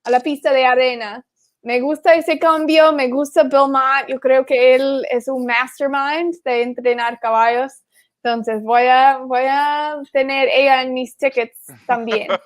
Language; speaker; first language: Spanish; non-native, fluent; English